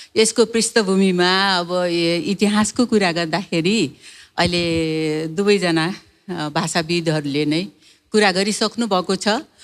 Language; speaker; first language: Nepali; non-native, local second language; Newari